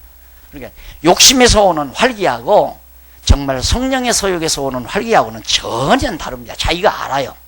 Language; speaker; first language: Korean; native; Korean